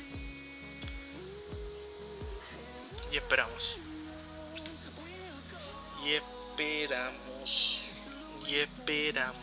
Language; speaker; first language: Spanish; native; Spanish